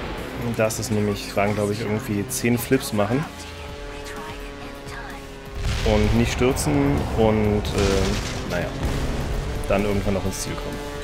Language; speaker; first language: German; native; German